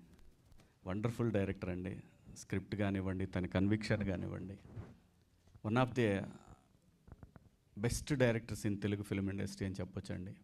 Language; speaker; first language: Telugu; native; Telugu